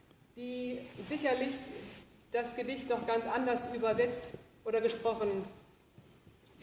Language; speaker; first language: German; native; German